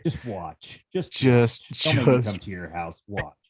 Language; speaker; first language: English; native; English